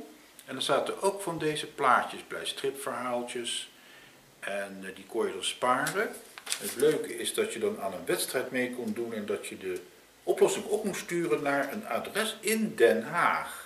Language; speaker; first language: Dutch; native; Dutch